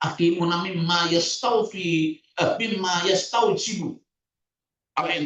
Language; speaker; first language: Arabic; non-native, fluent; Indonesian